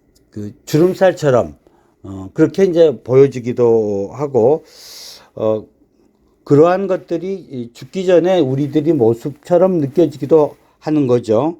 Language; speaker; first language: Korean; native; Korean